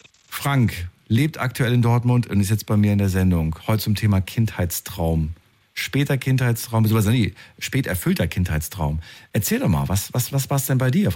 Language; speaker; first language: German; native; German